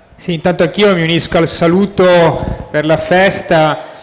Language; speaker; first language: Italian; native; Italian